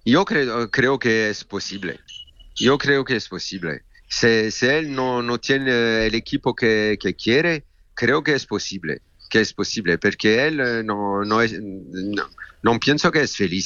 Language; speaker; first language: Spanish; non-native, learner; French